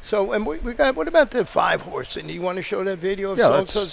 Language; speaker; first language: English; native; English